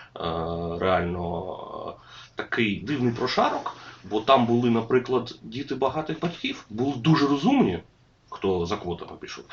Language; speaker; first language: Ukrainian; non-native, local second language; Russian